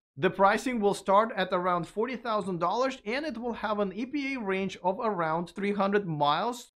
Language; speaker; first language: English; non-native, fluent; Russian